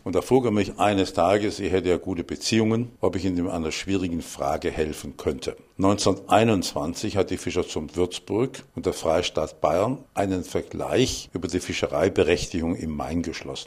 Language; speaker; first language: German; native; German